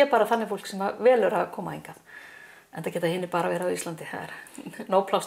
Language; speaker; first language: Icelandic; native; Icelandic